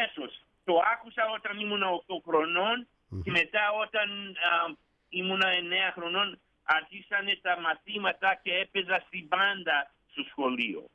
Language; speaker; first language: Greek; early bilingual, heritage; Greek